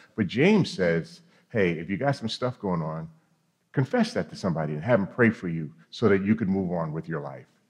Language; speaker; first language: English; native; English